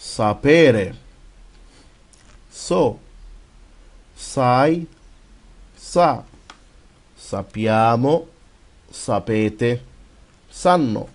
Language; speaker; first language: Italian; non-native, fluent; Arabic